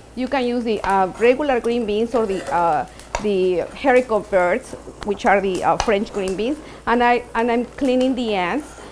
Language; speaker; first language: English; non-native, fluent; Spanish